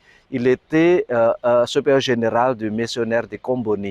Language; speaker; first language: French; non-native, fluent; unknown